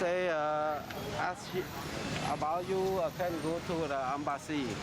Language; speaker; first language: English; non-native, learner; Khmer